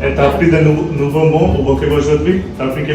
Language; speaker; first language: French; non-native, learner; Hindi